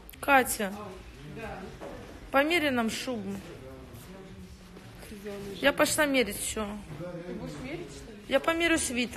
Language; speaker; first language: Russian; native; Russian